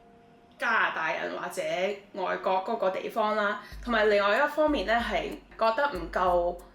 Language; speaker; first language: Cantonese; early bilingual, heritage; Cantonese